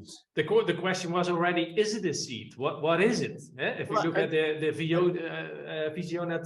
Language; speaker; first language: English; non-native, fluent; Dutch